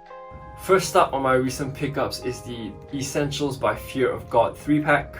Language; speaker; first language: English; native; English